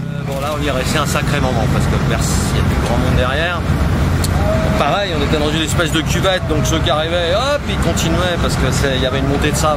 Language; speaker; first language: French; native; French